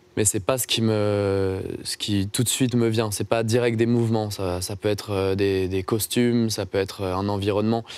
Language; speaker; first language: French; native; French